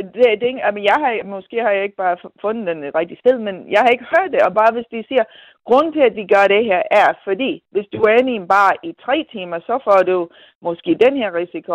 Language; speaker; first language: Danish; non-native, fluent; English